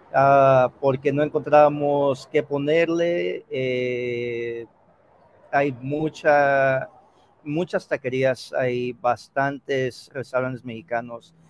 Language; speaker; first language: Spanish; early bilingual, heritage; Spanish